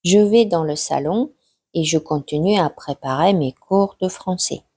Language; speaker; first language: French; non-native, fluent; Mongolian